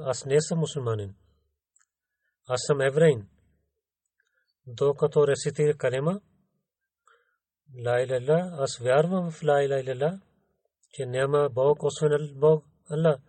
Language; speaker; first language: Bulgarian; non-native, learner; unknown